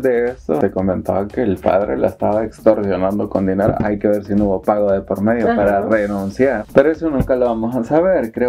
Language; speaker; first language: Spanish; native; Spanish